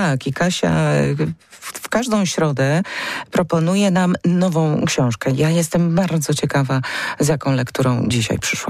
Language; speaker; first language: Polish; native; Polish